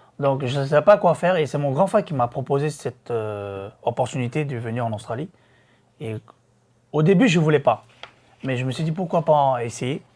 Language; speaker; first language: French; non-native, local second language; Korean